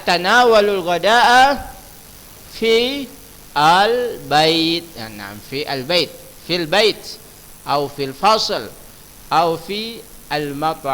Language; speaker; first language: Arabic; non-native, fluent; Indonesian